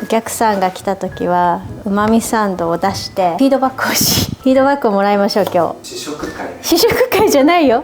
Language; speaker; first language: Japanese; native; Japanese